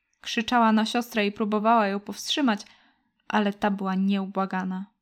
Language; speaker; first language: Polish; native; Polish